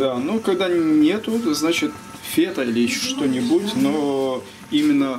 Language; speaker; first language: Russian; native; Russian